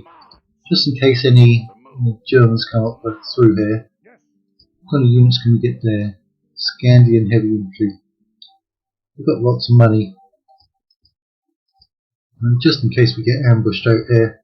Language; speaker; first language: English; native; English